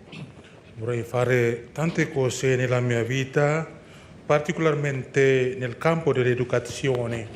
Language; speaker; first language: Italian; non-native, learner; Indonesian